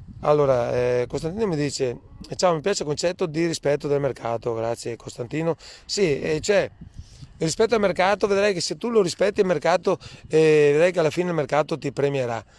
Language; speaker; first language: Italian; native; Italian